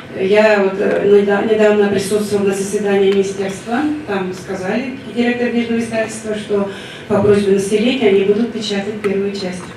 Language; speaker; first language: Russian; non-native, local second language; Chuvash